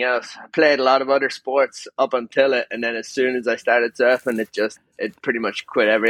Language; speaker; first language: English; native; English